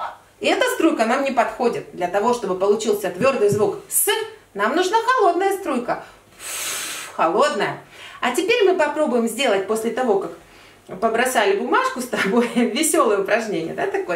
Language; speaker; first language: Russian; native; Russian